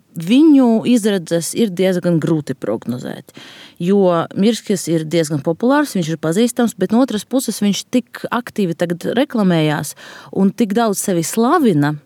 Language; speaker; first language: Latvian; non-native, local second language; Russian